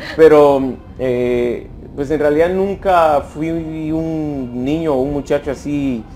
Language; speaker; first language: Spanish; native; Spanish